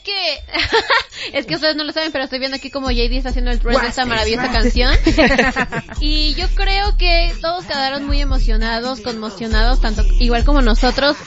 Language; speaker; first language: Spanish; native; Spanish